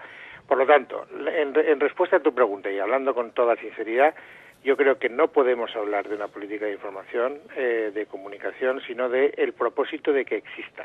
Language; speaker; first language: Spanish; native; Spanish